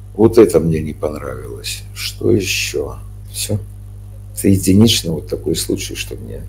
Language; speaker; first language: Russian; native; Russian